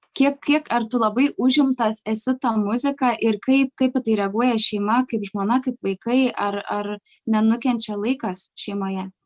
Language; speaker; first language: Lithuanian; native; Lithuanian